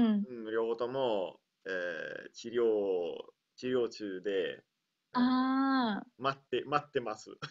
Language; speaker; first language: Japanese; non-native, learner; Italian